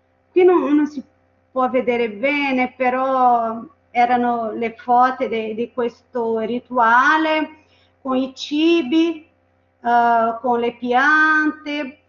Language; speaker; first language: Italian; non-native, fluent; Portuguese